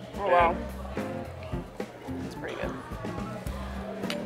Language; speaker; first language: English; native; English